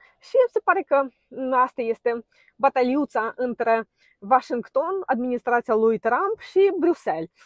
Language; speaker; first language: Romanian; non-native, fluent; Ukrainian